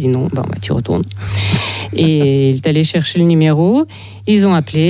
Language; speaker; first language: French; non-native, fluent; Russian